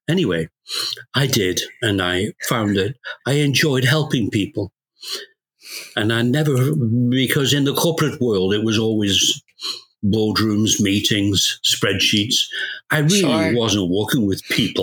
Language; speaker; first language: English; native; English